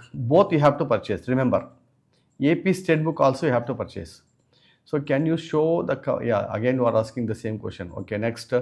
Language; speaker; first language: English; non-native, local second language; Telugu